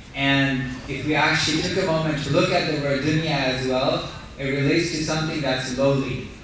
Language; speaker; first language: English; native; English